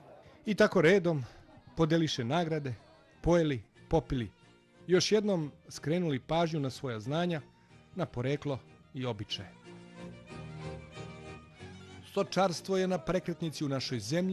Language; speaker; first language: Bosnian; native; Bosnian